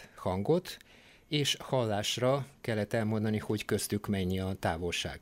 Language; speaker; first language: Hungarian; non-native, fluent; Bulgarian